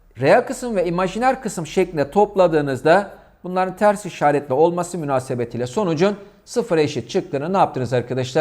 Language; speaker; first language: Turkish; native; Turkish